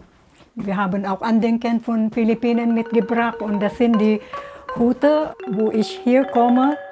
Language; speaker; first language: German; non-native, fluent; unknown